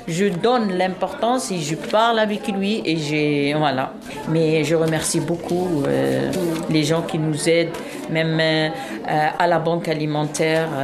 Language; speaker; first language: French; non-native, fluent; Arabic